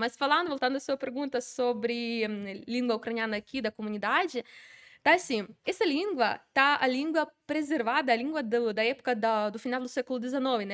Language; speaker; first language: Portuguese; non-native, fluent; Ukrainian